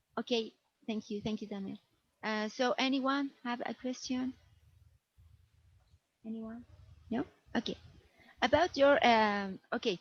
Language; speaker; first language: English; non-native, fluent; Spanish